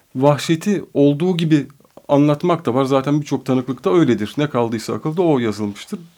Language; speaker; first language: Turkish; native; Turkish